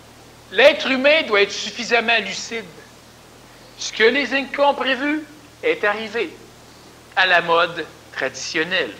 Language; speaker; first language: French; native; French